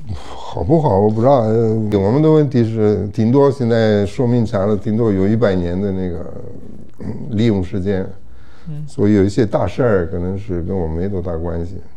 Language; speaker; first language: Chinese; non-native, fluent; Italian